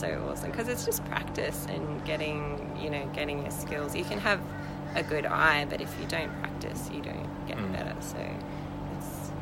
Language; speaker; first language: English; native; English